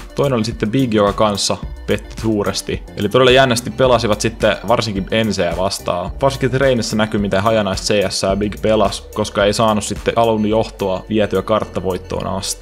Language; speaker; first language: Finnish; native; Finnish